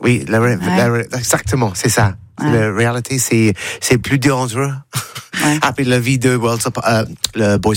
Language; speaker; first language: French; non-native, learner; English